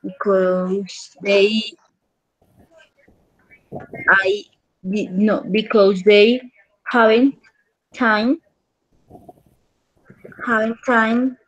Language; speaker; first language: English; non-native, learner; Spanish